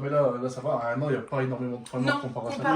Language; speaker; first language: French; native; French